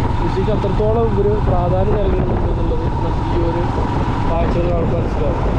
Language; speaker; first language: Malayalam; native; Malayalam